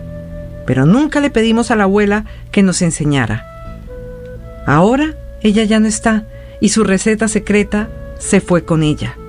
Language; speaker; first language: Spanish; native; Spanish